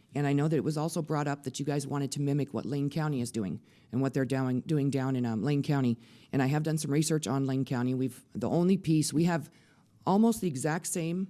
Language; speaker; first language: English; native; English